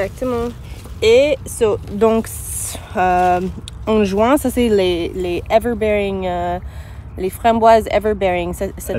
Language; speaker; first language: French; non-native, learner; English